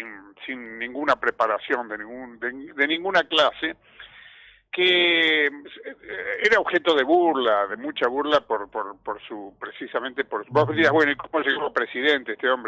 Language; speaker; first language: Spanish; native; Spanish